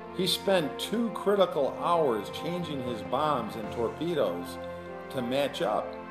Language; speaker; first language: English; native; English